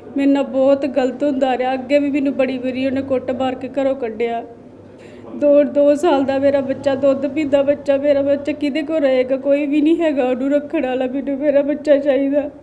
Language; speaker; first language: Punjabi; native; Punjabi